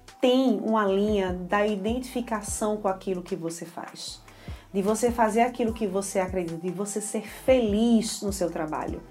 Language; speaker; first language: Portuguese; native; Portuguese